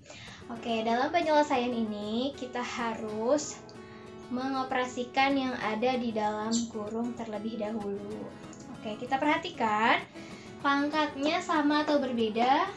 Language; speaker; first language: Indonesian; native; Indonesian